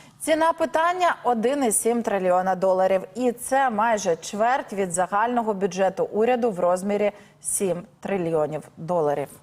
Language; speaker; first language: Ukrainian; native; Ukrainian